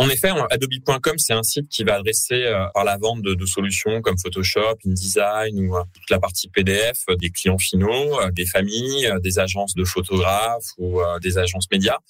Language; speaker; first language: French; native; French